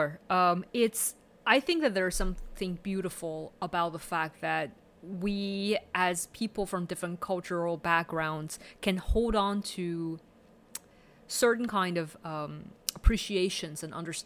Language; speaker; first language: English; early bilingual, other home language; Chinese